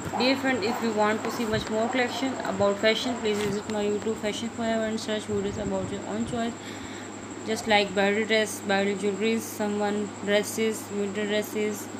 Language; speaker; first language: English; non-native, local second language; Urdu